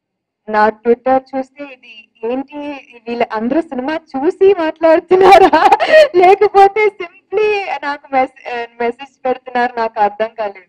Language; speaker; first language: Telugu; non-native, fluent; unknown